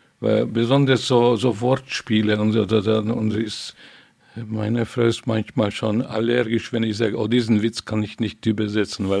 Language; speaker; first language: German; non-native, fluent; Hungarian